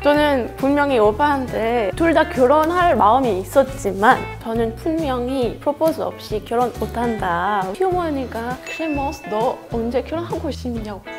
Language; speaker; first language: Korean; non-native, fluent; French